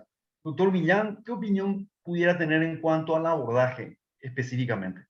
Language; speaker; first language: Spanish; native; Spanish